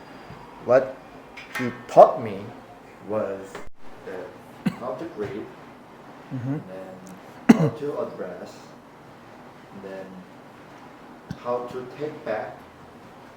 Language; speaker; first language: English; non-native, fluent; Korean